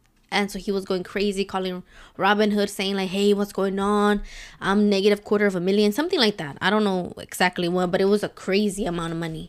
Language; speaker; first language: English; early bilingual, other home language; Spanish